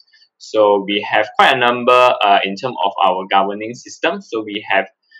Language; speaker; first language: English; non-native, local second language; Cantonese